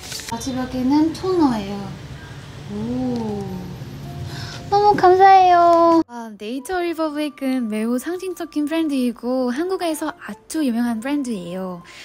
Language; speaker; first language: Korean; non-native, fluent; Vietnamese